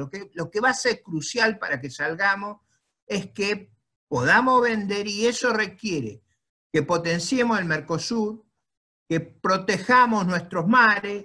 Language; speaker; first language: Spanish; native; Spanish